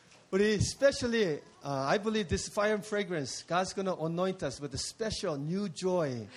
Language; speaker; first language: English; early bilingual, other home language; Korean